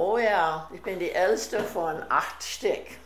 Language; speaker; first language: German; early bilingual, heritage; German